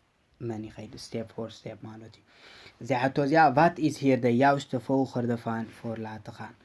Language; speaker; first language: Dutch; non-native, learner; Tigrinya